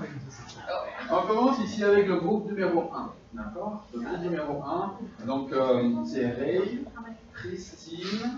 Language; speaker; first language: French; non-native, fluent; English